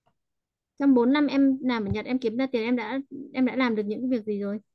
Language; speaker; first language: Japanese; non-native, fluent; Vietnamese